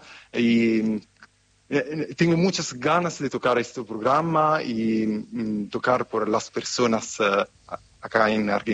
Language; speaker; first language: Spanish; non-native, fluent; Italian